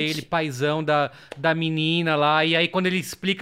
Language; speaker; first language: Portuguese; native; Portuguese